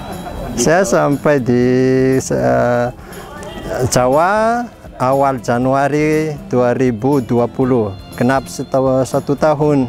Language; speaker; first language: Indonesian; non-native, fluent; Malagasy